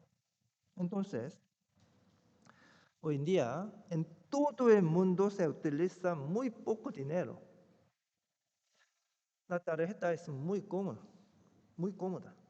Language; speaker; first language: Spanish; non-native, fluent; Korean